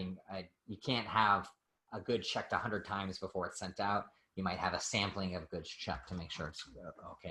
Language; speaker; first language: English; native; English